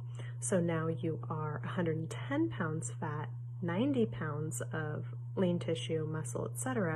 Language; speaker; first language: English; native; English